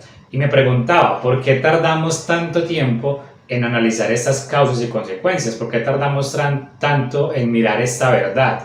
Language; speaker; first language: Spanish; native; Spanish